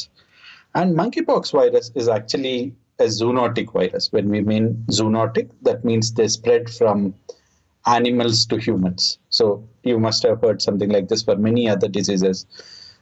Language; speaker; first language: English; non-native, local second language; Telugu